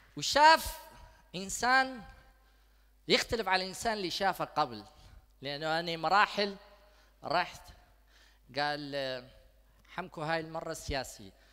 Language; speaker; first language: Arabic; non-native, local second language; Kurdish